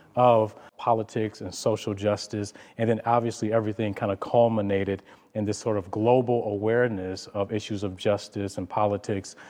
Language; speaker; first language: English; native; English